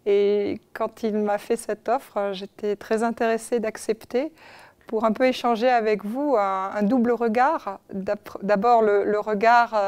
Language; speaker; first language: French; native; French